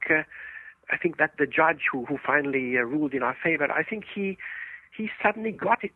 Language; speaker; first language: English; early bilingual, other home language; Estonian